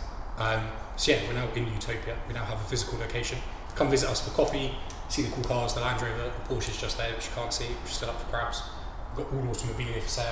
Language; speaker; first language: English; native; English